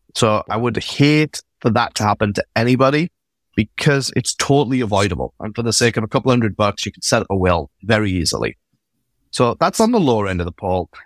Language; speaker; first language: English; native; English